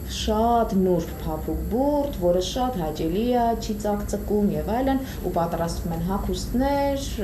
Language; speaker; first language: Armenian; native; Armenian